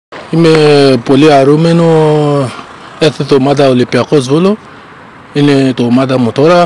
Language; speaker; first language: Greek; non-native, learner; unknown